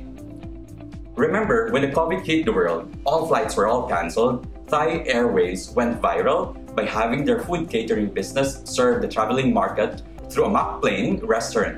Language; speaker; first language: English; non-native, local second language; Filipino